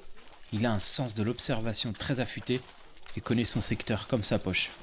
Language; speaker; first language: French; native; French